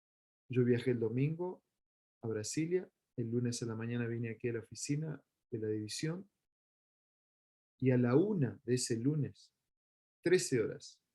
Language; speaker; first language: Spanish; native; Spanish